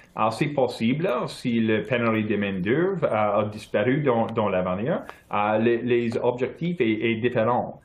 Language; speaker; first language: French; non-native, local second language; English